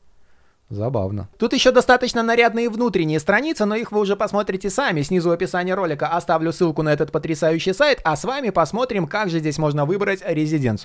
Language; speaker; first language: Russian; native; Russian